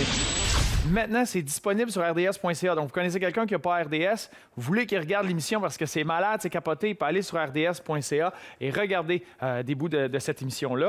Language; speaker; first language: French; native; French